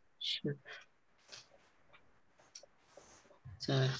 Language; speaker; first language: Chinese; early bilingual, heritage; Chinese